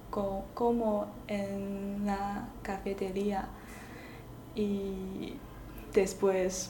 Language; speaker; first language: Spanish; non-native, learner; Chinese